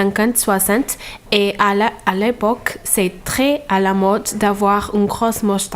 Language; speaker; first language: French; non-native, fluent; Portuguese